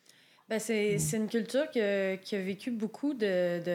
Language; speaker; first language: French; native; French